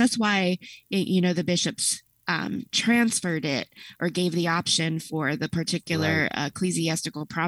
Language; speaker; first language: English; native; English